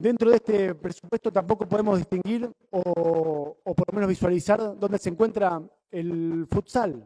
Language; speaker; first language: Spanish; native; Spanish